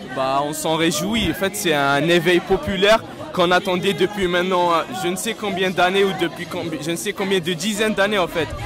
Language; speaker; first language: French; non-native, local second language; Kabyle